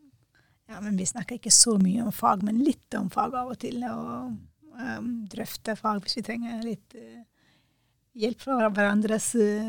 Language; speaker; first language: Norwegian; non-native, fluent; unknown